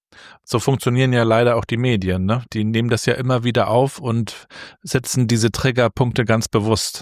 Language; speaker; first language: German; native; German